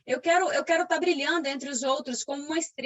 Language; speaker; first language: Portuguese; native; Portuguese